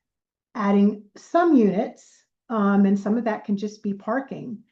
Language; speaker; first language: English; native; English